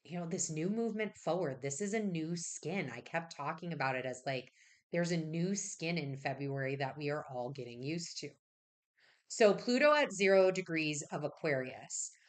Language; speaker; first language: English; native; English